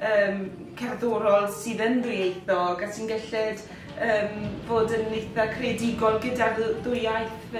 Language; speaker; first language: Welsh; native; Welsh